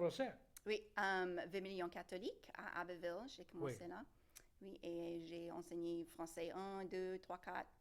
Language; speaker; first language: French; non-native, local second language; English